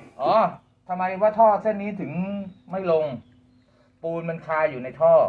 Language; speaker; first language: Thai; native; Thai